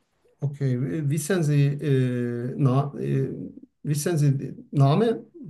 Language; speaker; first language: German; non-native, learner; Turkish